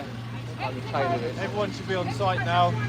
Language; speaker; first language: English; native; English